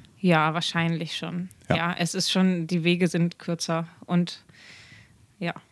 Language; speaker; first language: German; native; German